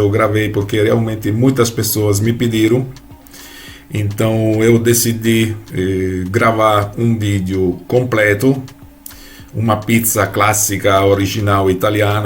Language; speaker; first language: Portuguese; non-native, fluent; Italian